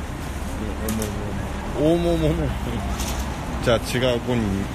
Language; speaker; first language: Japanese; native; Japanese